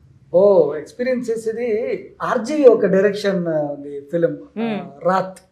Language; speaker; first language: Telugu; non-native, learner; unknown